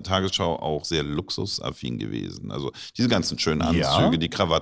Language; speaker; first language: German; native; German